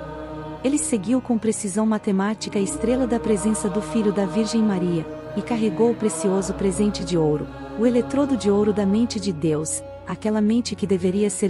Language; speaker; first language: Portuguese; native; Portuguese